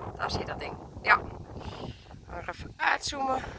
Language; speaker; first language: Dutch; native; Dutch